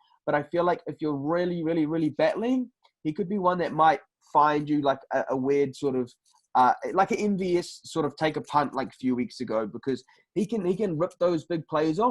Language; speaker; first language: English; native; English